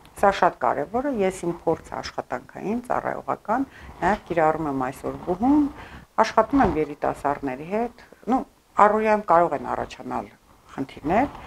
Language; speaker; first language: Armenian; early bilingual, heritage; Armenian